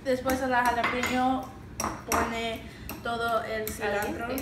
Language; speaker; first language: Spanish; non-native, learner; English